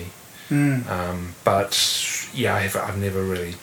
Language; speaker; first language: English; native; English